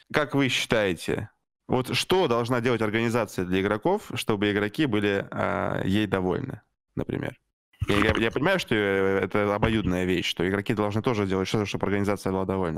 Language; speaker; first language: Russian; native; Russian